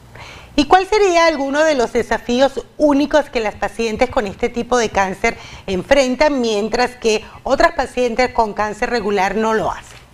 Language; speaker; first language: Spanish; native; Spanish